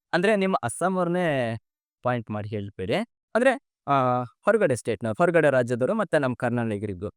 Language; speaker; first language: Kannada; native; Kannada